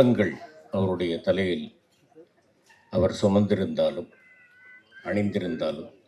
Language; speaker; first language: Tamil; native; Tamil